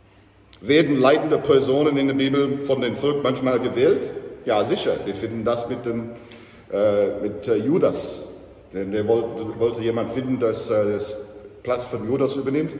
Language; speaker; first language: German; non-native, fluent; English